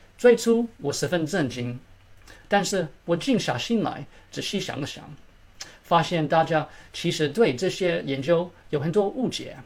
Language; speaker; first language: Chinese; early bilingual, heritage; Chinese